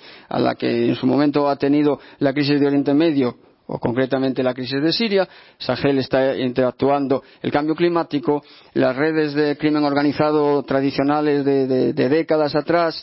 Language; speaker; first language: Spanish; native; Spanish